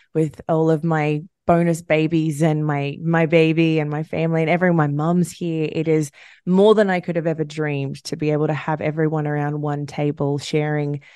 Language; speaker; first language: English; native; English